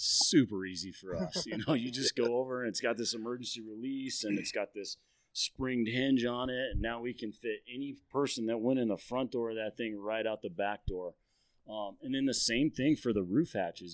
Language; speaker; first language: English; native; English